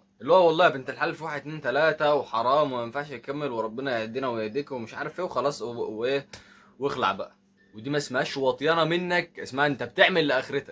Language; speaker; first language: Arabic; native; Arabic